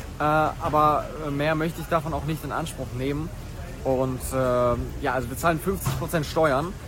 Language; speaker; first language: German; native; German